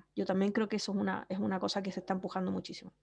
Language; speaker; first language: Spanish; native; Spanish